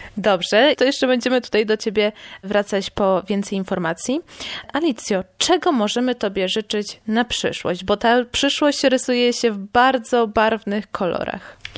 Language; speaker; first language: Polish; native; Polish